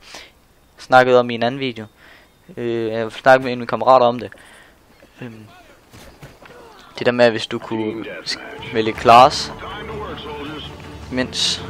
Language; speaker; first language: Danish; native; Danish